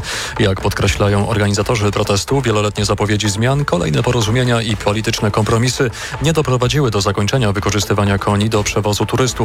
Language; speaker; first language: Polish; native; Polish